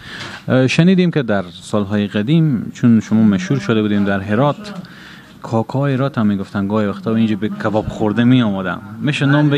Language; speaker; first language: Persian; native; Persian